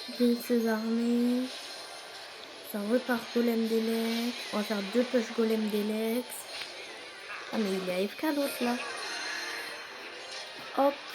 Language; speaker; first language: French; native; French